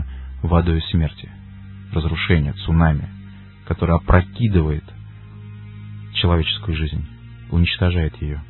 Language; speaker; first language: Russian; native; Russian